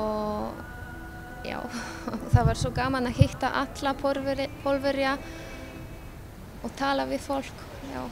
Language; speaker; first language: Icelandic; non-native, fluent; Polish